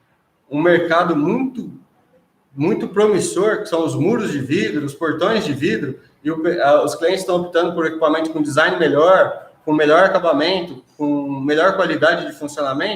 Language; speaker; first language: Portuguese; native; Portuguese